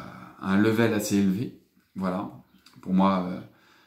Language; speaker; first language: French; native; French